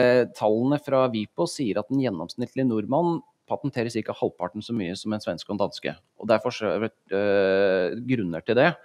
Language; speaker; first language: Norwegian; native; Norwegian